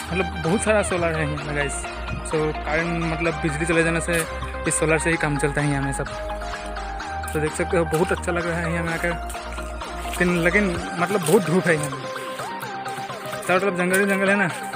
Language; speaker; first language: Hindi; non-native, local second language; Assamese